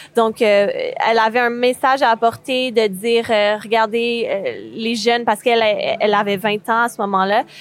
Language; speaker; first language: French; native; French